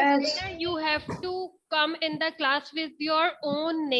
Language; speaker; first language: English; non-native, local second language; Urdu